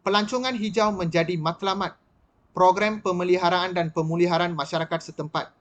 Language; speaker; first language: Malay; non-native, local second language; Tamil